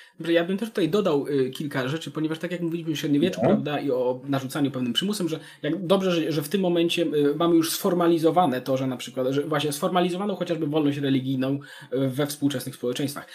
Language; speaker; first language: Polish; native; Polish